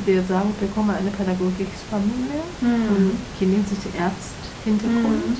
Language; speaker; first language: German; non-native, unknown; Chinese